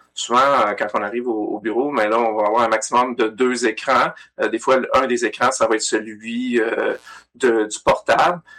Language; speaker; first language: French; native; French